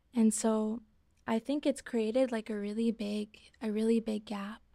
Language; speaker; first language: English; native; English